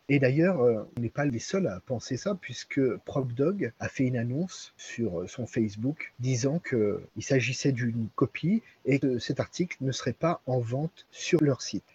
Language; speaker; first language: French; native; French